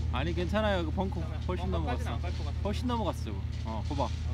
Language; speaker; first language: Korean; native; Korean